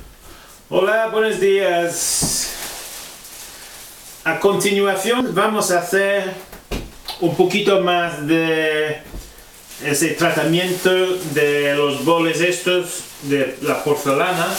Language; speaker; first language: Spanish; non-native, fluent; English